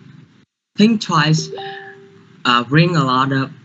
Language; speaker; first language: English; non-native, learner; Vietnamese